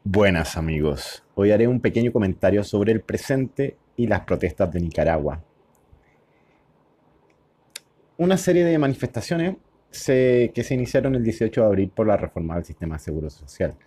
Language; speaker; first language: Spanish; native; Spanish